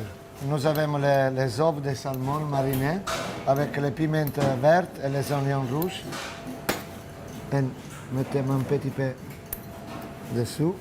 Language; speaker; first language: French; non-native, fluent; Italian